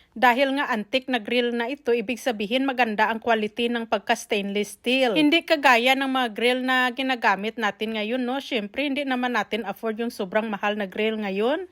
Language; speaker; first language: Filipino; non-native, local second language; Hiligaynon